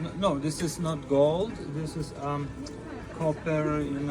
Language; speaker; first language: English; non-native, fluent; Lithuanian